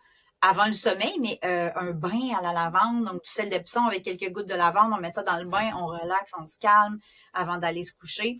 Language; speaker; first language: French; native; French